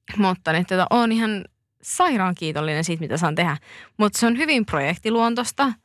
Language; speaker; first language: Finnish; native; Finnish